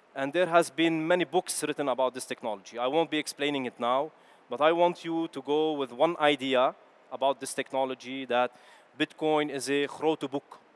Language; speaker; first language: English; non-native, fluent; Arabic